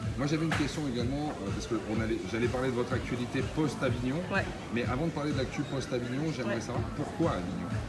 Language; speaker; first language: French; native; French